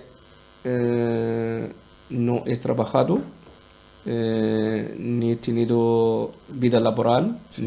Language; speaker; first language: Spanish; non-native, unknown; Arabic